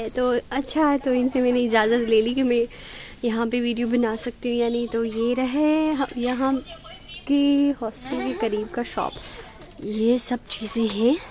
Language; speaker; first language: Urdu; non-native, local second language; Khowar